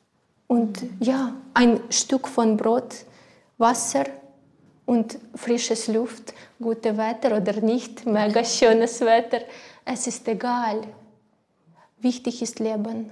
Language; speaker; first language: German; non-native, learner; Ukrainian